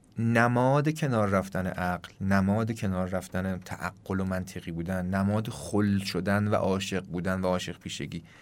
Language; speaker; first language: Persian; native; Persian